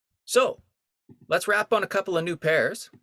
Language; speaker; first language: English; native; English